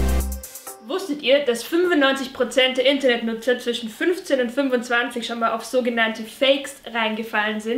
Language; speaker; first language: German; native; German